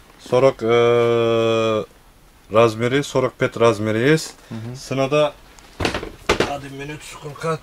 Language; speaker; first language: Russian; non-native, learner; Turkish